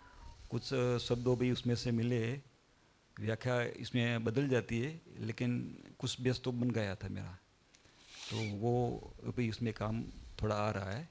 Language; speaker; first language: Hindi; non-native, local second language; Gujarati